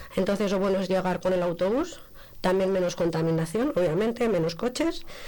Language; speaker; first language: Spanish; native; Spanish